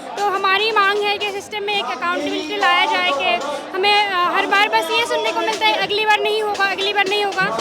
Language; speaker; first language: Hindi; non-native, local second language; Assamese